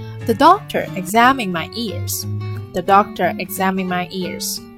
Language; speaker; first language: English; non-native, fluent; Chinese